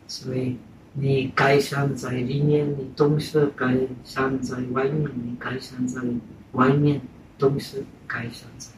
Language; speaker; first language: Chinese; non-native, fluent; Czech